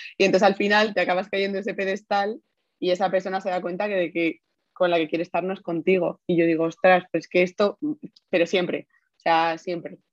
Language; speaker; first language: Spanish; native; Spanish